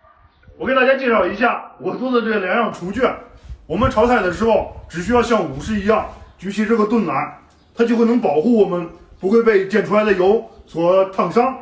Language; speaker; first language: Chinese; native; Chinese